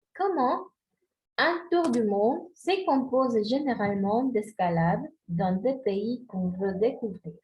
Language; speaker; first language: French; non-native, fluent; Spanish